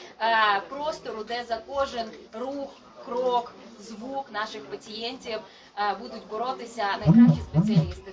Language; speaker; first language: Ukrainian; native; Ukrainian